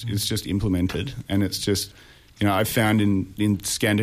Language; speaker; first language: English; native; English